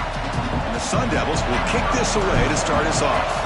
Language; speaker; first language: English; native; English